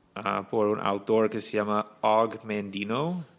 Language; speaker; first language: Spanish; non-native, fluent; English